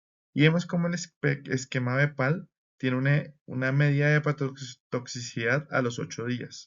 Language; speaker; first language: Spanish; native; Spanish